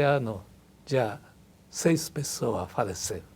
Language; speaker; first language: Portuguese; non-native, learner; Japanese